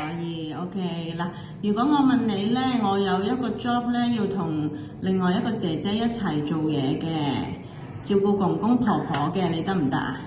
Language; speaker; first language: Chinese; native; Chinese